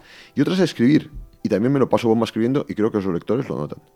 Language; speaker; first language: Spanish; native; Spanish